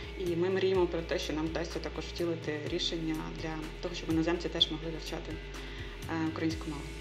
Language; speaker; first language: Ukrainian; native; Ukrainian